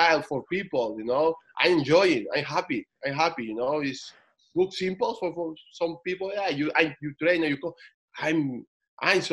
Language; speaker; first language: English; non-native, fluent; Spanish